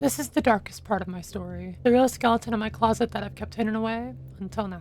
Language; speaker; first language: English; native; English